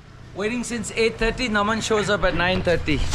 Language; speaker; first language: English; non-native, local second language; Nepali